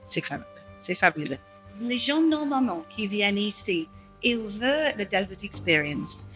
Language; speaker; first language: French; non-native, learner; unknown